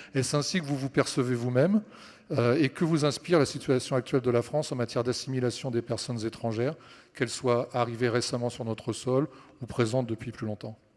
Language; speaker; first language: French; native; French